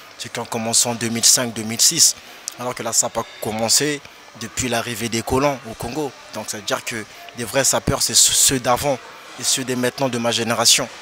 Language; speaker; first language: French; early bilingual, other home language; Lingala